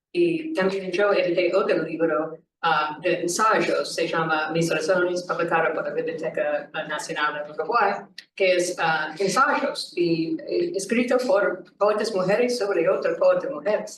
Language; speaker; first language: Spanish; non-native, learner; English